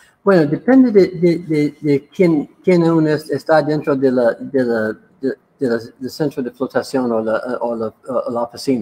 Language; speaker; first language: Spanish; non-native, learner; English